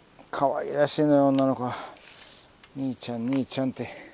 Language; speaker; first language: Japanese; native; Japanese